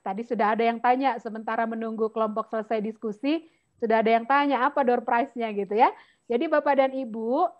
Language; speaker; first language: Indonesian; native; Indonesian